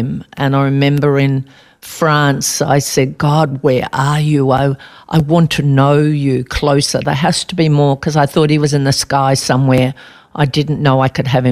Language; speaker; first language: English; native; English